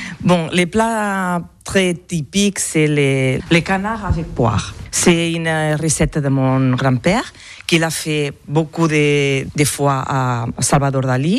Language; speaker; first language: French; non-native, learner; Catalan